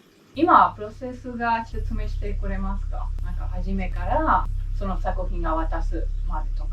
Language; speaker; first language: Japanese; non-native, learner; English